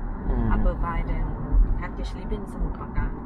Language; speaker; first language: German; non-native, learner; Thai